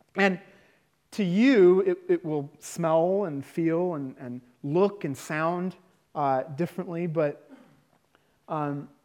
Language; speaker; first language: English; native; English